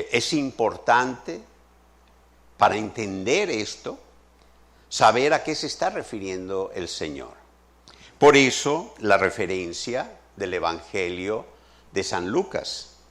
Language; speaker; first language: Spanish; native; Spanish